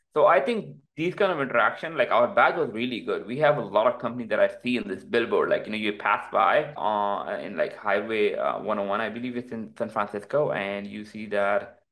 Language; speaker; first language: English; non-native, local second language; Urdu